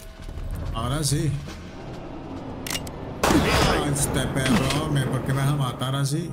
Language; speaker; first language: Spanish; native; Spanish